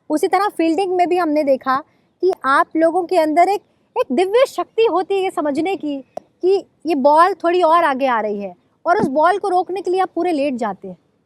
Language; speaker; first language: Hindi; native; Hindi